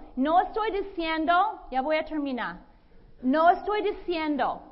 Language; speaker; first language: Spanish; non-native, fluent; English